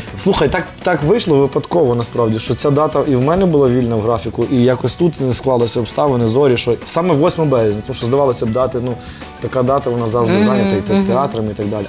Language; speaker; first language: Ukrainian; native; Ukrainian